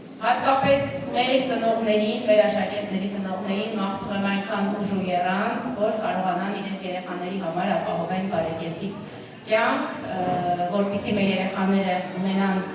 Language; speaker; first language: Armenian; native; Armenian